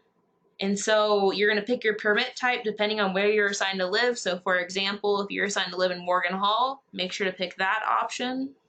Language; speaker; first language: English; native; English